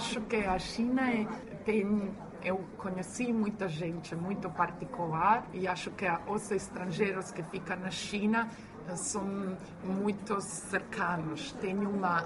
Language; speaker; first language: Portuguese; non-native, learner; Croatian